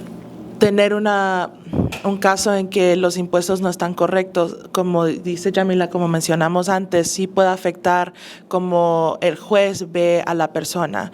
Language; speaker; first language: Spanish; early bilingual, other home language; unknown